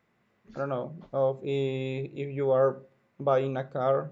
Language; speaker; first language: English; non-native, learner; Spanish